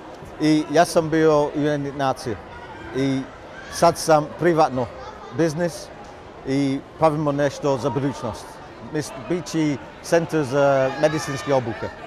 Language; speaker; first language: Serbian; non-native, learner; English